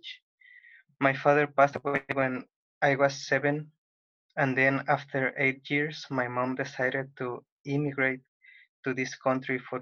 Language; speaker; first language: English; non-native, fluent; Spanish